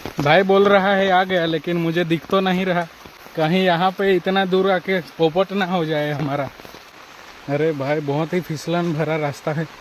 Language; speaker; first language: Hindi; non-native, local second language; Gujarati